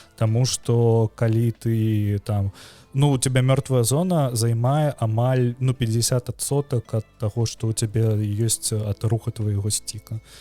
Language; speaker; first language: Belarusian; non-native, local second language; Russian